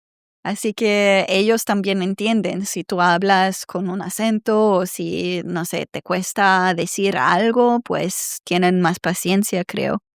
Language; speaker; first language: Spanish; non-native, fluent; Serbian